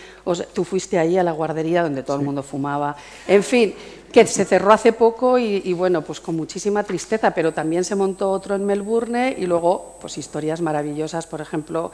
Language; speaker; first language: Spanish; native; Spanish